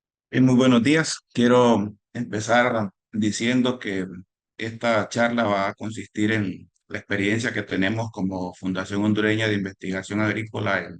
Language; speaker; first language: Spanish; native; Spanish